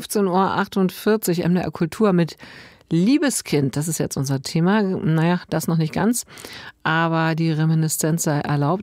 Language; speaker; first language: German; native; German